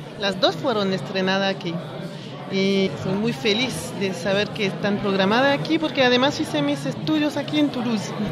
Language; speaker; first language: Spanish; early bilingual, heritage; French